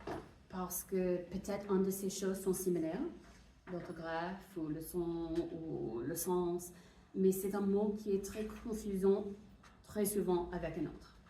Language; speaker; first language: French; non-native, fluent; English